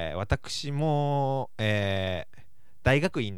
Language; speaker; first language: Japanese; native; Japanese